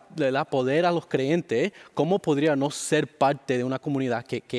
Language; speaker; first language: Spanish; early bilingual, heritage; Spanish